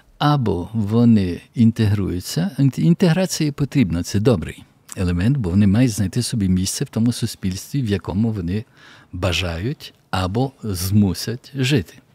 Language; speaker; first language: Ukrainian; early bilingual, heritage; Ukrainian